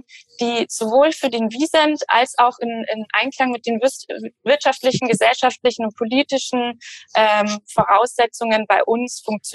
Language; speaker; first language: German; native; German